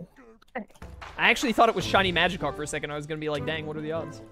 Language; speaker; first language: English; native; English